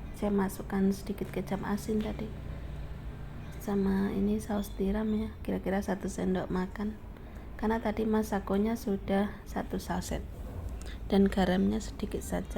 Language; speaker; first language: Indonesian; native; Indonesian